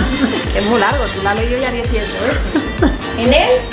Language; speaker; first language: Spanish; native; Spanish